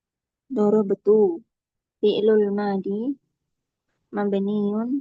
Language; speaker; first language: Arabic; non-native, learner; Indonesian